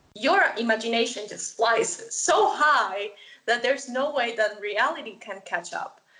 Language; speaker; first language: English; non-native, fluent; Spanish